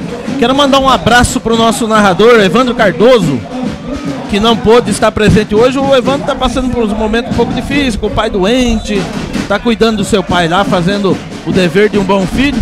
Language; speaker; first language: Portuguese; native; Portuguese